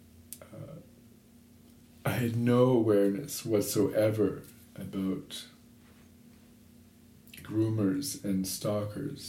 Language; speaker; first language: English; native; English